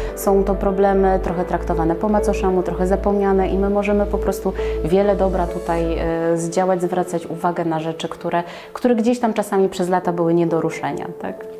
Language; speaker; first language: Polish; native; Polish